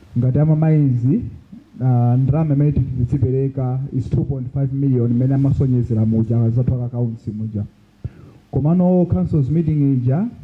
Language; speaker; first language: Nyanja; non-native, local second language; Tumbuka